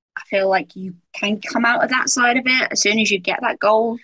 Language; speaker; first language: English; native; English